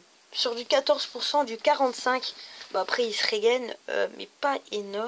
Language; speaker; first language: French; native; French